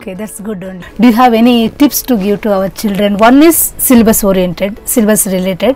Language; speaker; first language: English; non-native, local second language; Kannada